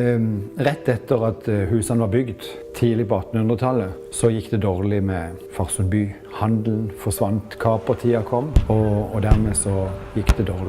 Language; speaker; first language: Norwegian; native; Norwegian